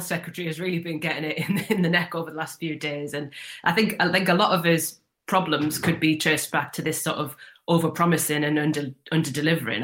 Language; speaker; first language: English; native; English